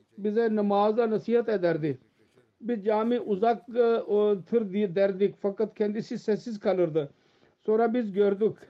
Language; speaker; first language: Turkish; non-native, fluent; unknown